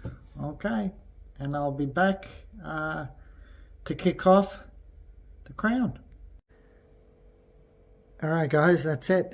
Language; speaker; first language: English; native; English